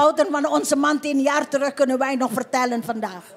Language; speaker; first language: Dutch; non-native, fluent; Indonesian